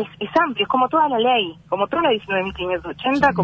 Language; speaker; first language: Spanish; native; Spanish